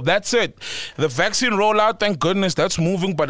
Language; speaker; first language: English; non-native, local second language; Zulu